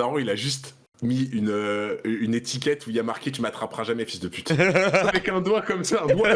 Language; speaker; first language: French; native; French